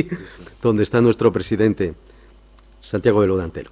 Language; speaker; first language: Spanish; native; Spanish